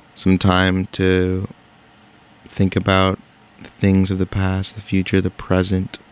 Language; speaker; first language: English; native; English